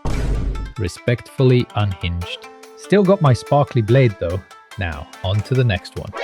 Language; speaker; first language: English; native; English